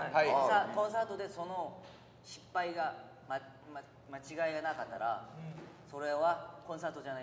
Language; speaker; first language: Japanese; non-native, learner; Korean